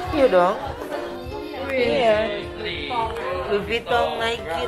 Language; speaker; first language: Indonesian; native; Indonesian